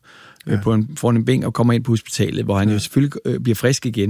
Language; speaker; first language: Danish; native; Danish